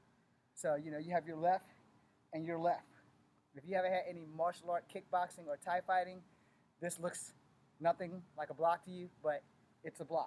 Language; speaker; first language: English; native; English